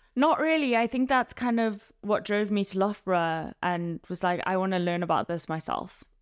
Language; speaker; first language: English; native; English